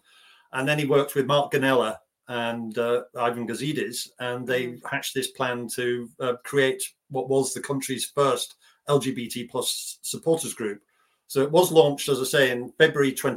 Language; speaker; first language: English; native; English